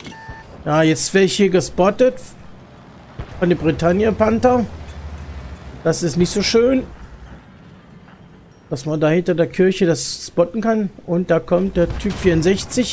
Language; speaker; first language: German; native; German